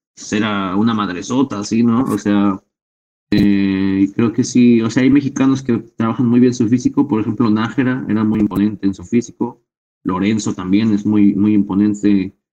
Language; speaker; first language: Spanish; native; Spanish